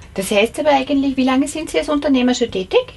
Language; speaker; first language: German; native; German